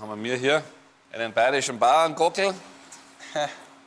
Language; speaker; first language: German; native; German